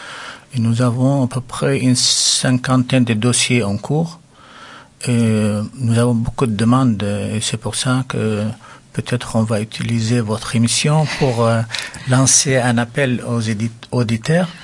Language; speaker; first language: French; non-native, local second language; Arabic